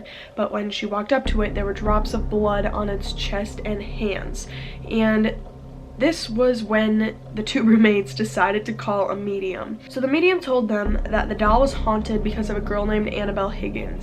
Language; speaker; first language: English; native; English